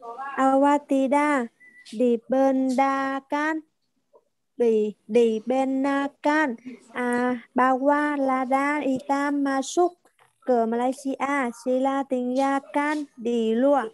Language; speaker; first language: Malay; non-native, learner; Vietnamese